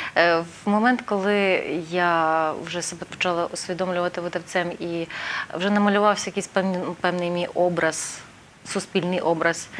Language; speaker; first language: Ukrainian; native; Ukrainian